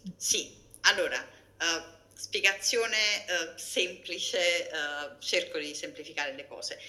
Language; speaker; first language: Italian; native; Italian